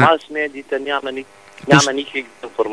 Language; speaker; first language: Bulgarian; non-native, fluent; Arabic